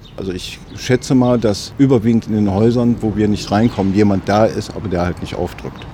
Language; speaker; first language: German; native; German